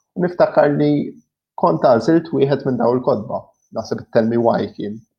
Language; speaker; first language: Maltese; early bilingual, heritage; Maltese